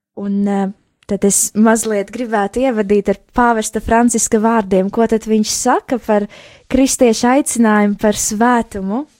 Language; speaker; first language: Latvian; native; Latvian